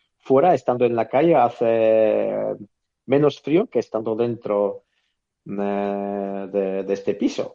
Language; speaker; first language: Spanish; non-native, fluent; Polish